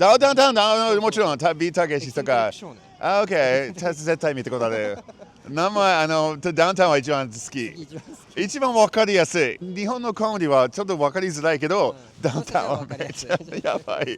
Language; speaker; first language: Japanese; non-native, learner; English